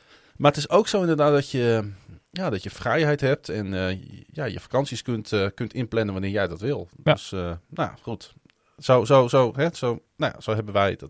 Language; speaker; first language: Dutch; native; Dutch